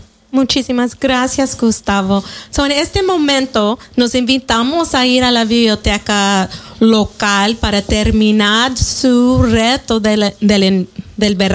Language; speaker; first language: Spanish; early bilingual, heritage; Spanish